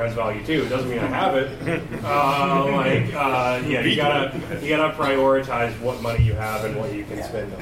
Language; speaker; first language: English; native; English